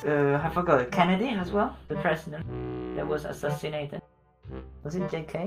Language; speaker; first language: English; non-native, fluent; Italian